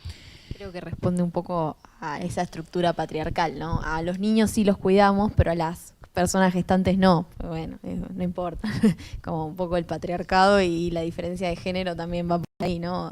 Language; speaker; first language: Spanish; native; Spanish